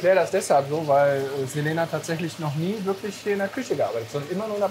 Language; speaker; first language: German; native; German